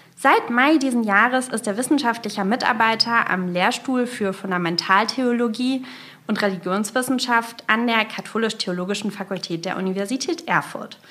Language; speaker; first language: German; native; German